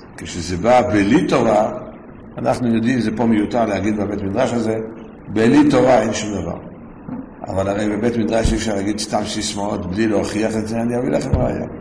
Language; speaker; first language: Hebrew; native; Hebrew